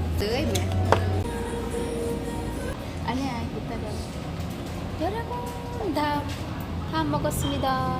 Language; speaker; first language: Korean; non-native, learner; Thai